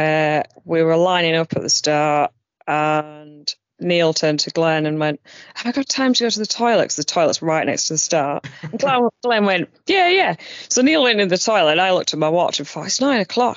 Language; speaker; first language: English; native; English